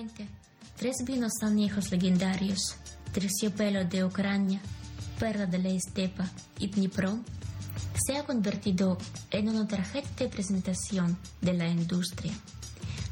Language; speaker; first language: Spanish; non-native, fluent; Ukrainian